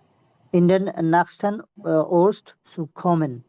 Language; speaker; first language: German; non-native, learner; Bangla